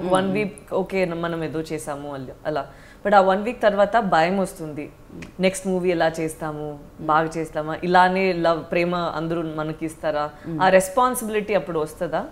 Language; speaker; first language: Telugu; non-native, learner; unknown